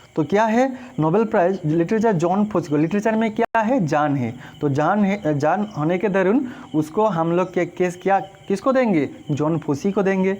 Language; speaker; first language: Hindi; non-native, local second language; Bangla